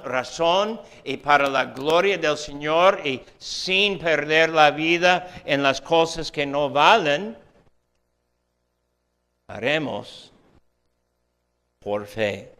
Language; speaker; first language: Spanish; non-native, fluent; English